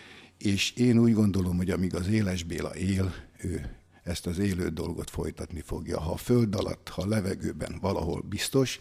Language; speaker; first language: Hungarian; native; Hungarian